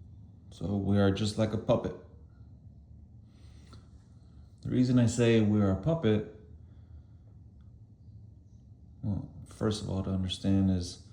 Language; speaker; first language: English; native; English